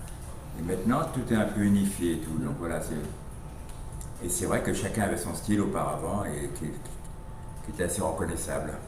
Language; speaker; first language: French; native; French